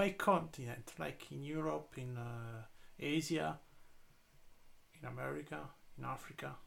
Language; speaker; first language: English; non-native, learner; Italian